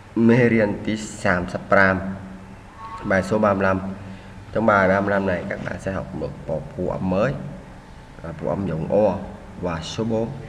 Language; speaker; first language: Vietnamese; non-native, local second language; Khmer